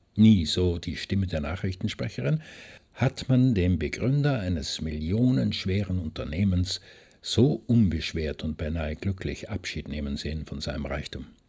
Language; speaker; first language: German; native; German